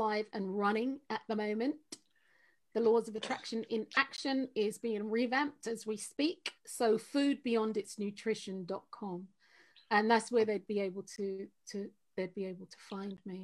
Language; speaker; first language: English; native; English